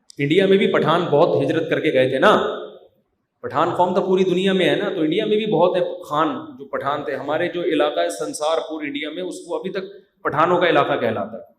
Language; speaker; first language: Urdu; native; Urdu